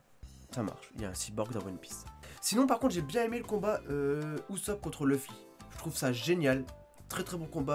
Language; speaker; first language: French; native; French